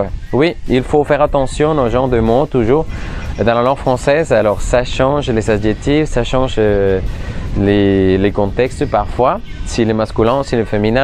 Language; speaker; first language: French; non-native, fluent; Spanish